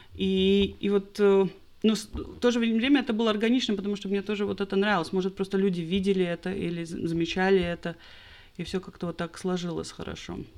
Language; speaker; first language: Russian; non-native, local second language; Latvian